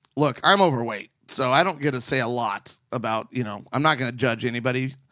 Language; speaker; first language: English; native; English